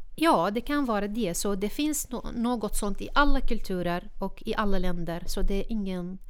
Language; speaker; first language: Swedish; non-native, fluent; Arabic